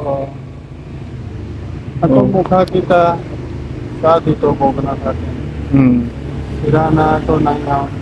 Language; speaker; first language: Filipino; non-native, learner; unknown